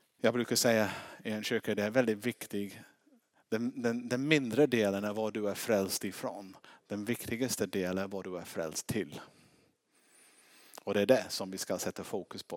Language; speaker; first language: Swedish; non-native, fluent; English